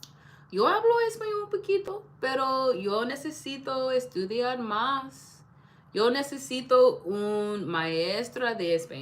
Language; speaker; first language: Spanish; non-native, learner; English